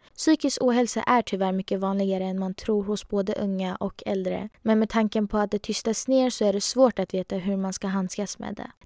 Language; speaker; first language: Swedish; early bilingual, other home language; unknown